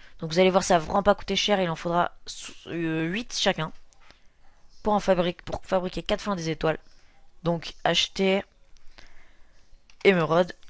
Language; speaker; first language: French; native; French